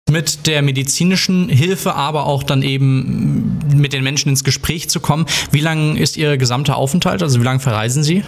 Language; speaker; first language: German; native; German